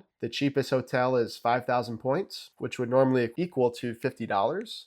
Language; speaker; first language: English; native; English